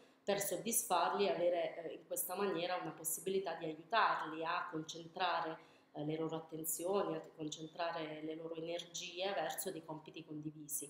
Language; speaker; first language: Italian; native; Italian